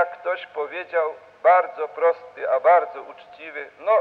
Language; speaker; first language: Polish; native; Polish